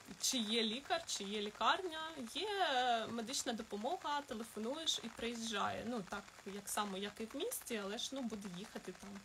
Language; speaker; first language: Ukrainian; non-native, local second language; Russian